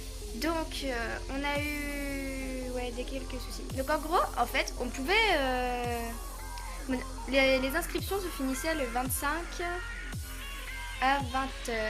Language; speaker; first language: French; native; French